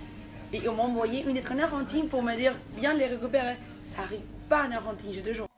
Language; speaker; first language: French; non-native, fluent; Spanish